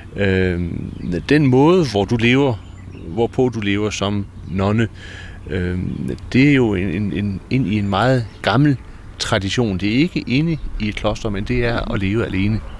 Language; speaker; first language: Danish; native; Danish